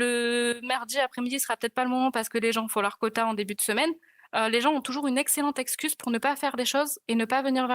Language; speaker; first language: French; native; French